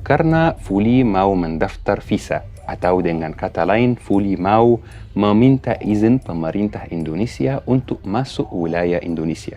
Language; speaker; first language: Indonesian; non-native, fluent; Arabic